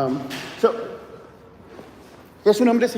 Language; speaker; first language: Spanish; early bilingual, heritage; English